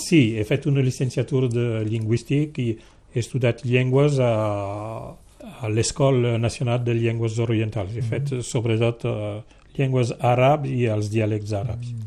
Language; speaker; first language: Catalan; non-native, local second language; French